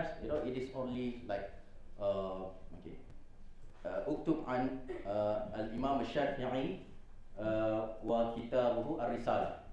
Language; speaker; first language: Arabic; non-native, fluent; Malay